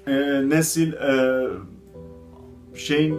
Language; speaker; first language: Turkish; non-native, learner; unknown